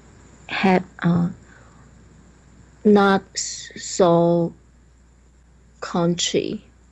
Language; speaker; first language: English; non-native, learner; Chinese